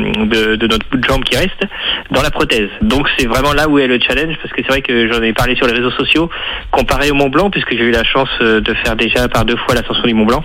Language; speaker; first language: French; native; French